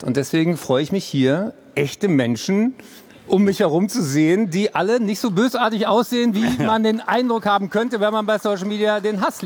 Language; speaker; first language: German; native; German